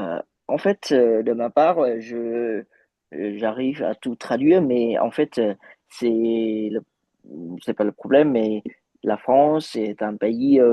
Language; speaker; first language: French; non-native, fluent; Vietnamese